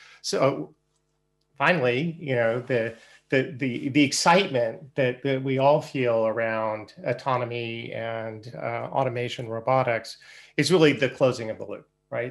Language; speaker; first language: English; native; English